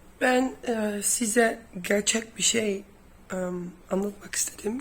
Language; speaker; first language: Turkish; non-native, fluent; Dutch